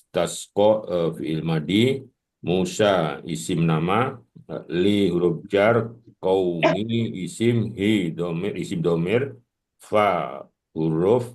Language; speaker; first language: Arabic; non-native, learner; Indonesian